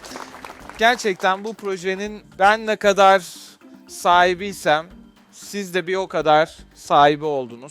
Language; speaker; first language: Turkish; native; Turkish